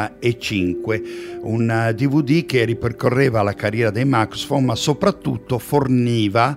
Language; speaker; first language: Italian; native; Italian